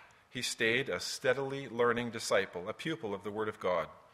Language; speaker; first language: English; early bilingual, other home language; German